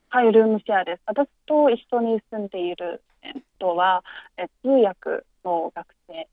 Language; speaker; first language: Japanese; non-native, fluent; Chinese